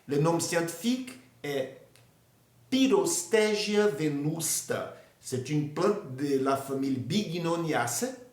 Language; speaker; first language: French; non-native, fluent; Portuguese